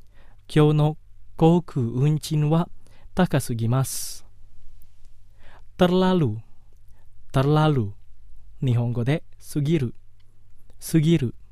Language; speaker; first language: Japanese; non-native, fluent; Indonesian